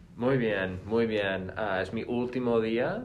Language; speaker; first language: Spanish; non-native, fluent; English